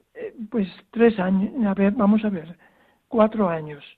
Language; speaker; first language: Spanish; native; Spanish